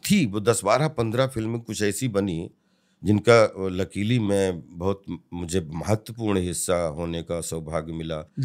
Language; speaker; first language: Hindi; native; Hindi